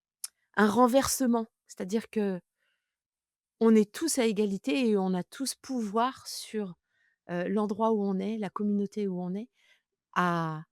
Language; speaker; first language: French; native; French